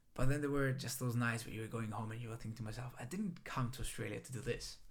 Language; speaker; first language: English; non-native, fluent; Greek